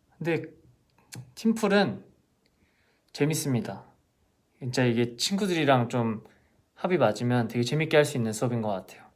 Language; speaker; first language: Korean; non-native, fluent; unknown